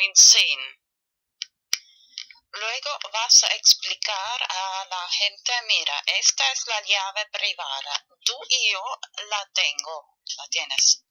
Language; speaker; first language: Spanish; non-native, fluent; German